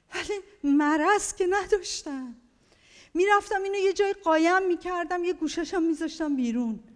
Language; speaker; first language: Persian; native; Persian